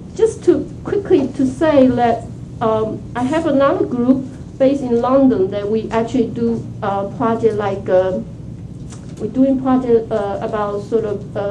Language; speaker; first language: English; non-native, fluent; Chinese